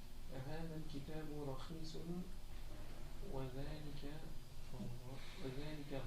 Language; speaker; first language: Arabic; non-native, learner; French